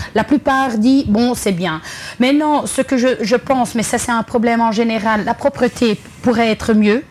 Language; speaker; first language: French; non-native, local second language; Dutch